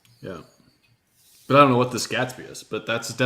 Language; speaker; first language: English; native; English